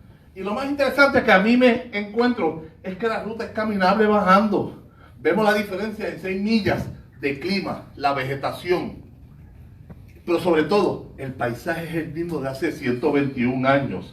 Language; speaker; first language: Spanish; native; Spanish